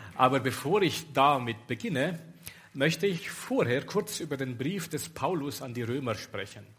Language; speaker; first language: German; non-native, fluent; Romanian